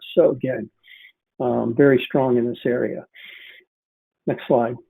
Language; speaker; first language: English; native; English